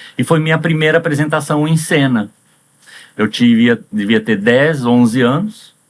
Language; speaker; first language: Portuguese; early bilingual, heritage; Portuguese